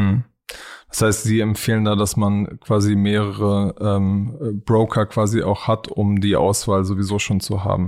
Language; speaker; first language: German; native; German